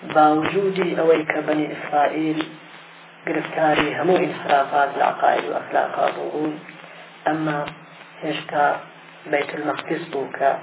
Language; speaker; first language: Central Kurdish; non-native, local second language; Gurani